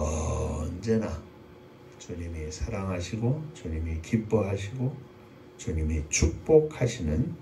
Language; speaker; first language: Korean; native; Korean